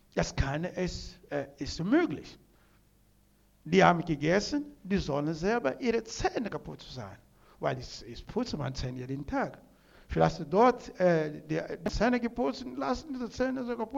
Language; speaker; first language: German; non-native, learner; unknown